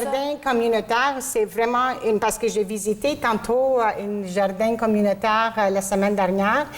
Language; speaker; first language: French; non-native, local second language; Greek